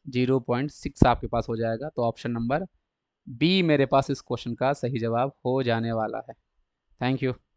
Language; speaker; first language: Hindi; native; Hindi